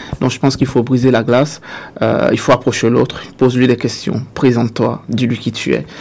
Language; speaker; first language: French; native; French